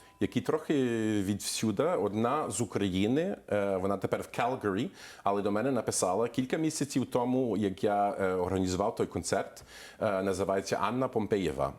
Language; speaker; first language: Ukrainian; early bilingual, heritage; Ukrainian